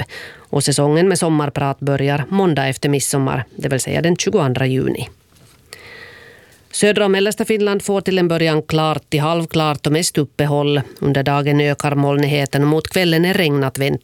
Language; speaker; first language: Swedish; native; Swedish